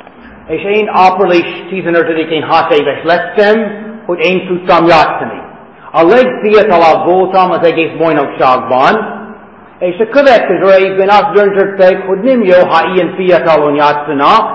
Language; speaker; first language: Hungarian; non-native, fluent; English